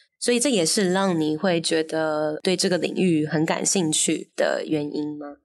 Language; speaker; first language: Chinese; native; Chinese